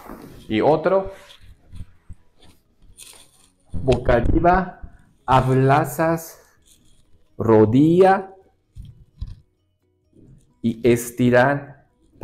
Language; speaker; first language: Spanish; non-native, learner; Japanese